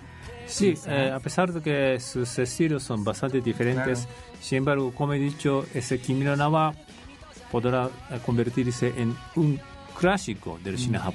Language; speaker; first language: Spanish; non-native, fluent; Japanese